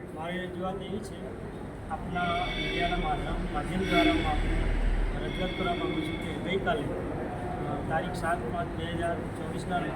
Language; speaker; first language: Gujarati; non-native, local second language; Bhili